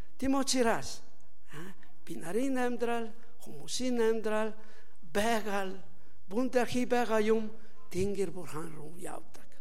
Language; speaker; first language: Mongolian; non-native, learner; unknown